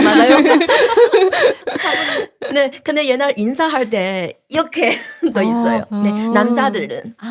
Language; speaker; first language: Korean; non-native, learner; Chinese